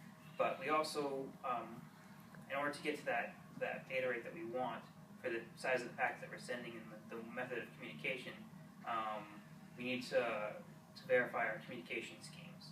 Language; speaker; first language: English; native; English